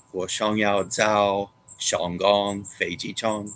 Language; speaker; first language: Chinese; non-native, learner; English